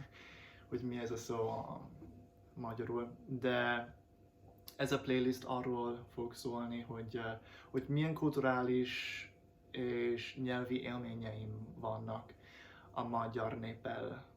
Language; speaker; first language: Hungarian; non-native, fluent; English